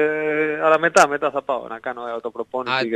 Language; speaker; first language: Greek; non-native, learner; Spanish